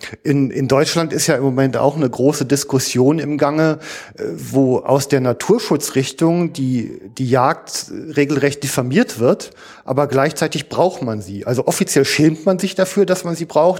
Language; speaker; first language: German; native; German